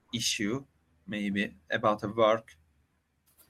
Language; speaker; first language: English; non-native, learner; Turkish